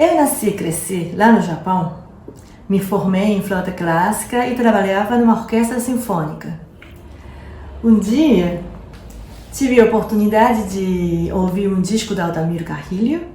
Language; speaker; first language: Portuguese; non-native, fluent; Japanese